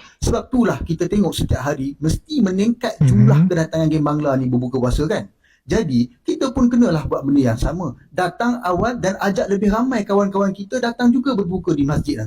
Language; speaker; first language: Malay; native; Malay